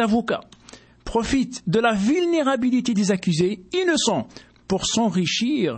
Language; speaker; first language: French; native; French